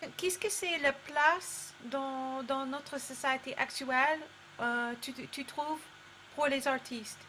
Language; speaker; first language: French; non-native, learner; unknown